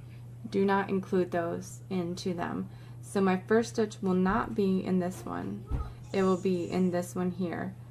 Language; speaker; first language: English; native; English